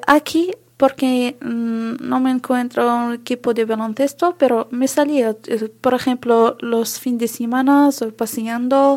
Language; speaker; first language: Spanish; non-native, learner; Arabic